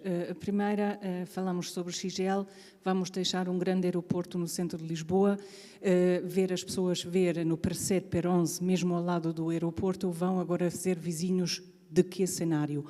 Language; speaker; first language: Portuguese; non-native, fluent; German